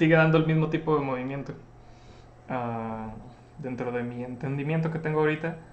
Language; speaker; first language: Spanish; native; Spanish